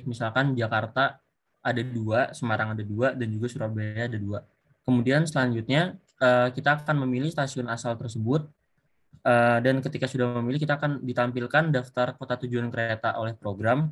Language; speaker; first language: Indonesian; native; Indonesian